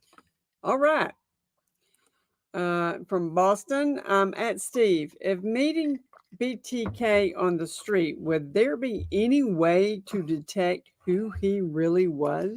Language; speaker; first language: English; native; English